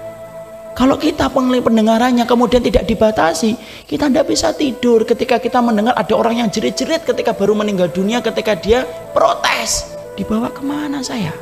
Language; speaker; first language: Indonesian; native; Indonesian